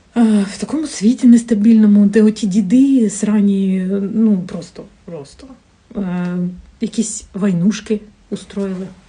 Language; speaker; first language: Ukrainian; non-native, local second language; Russian